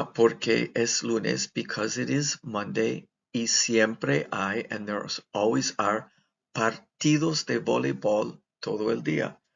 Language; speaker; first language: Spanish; non-native, fluent; English